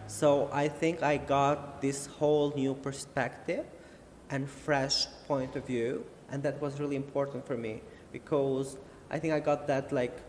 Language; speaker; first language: English; non-native, fluent; Albanian